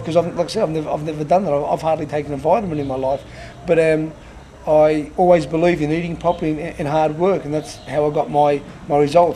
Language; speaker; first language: English; native; English